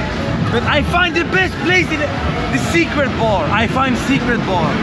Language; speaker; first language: English; non-native, learner; Portuguese